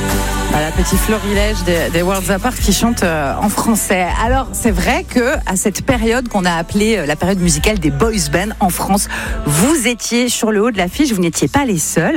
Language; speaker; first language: French; native; French